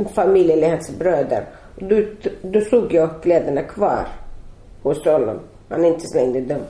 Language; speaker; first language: Swedish; non-native, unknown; Arabic